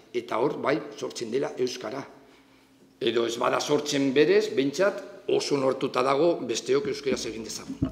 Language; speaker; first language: Basque; non-native, local second language; Spanish